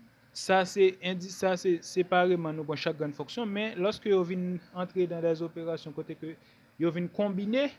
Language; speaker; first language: French; non-native, local second language; Haitian Creole